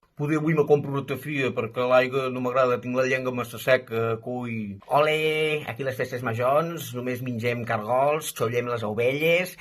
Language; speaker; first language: Catalan; native; Catalan